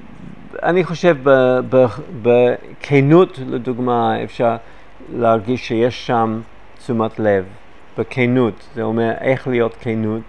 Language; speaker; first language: Hebrew; non-native, fluent; English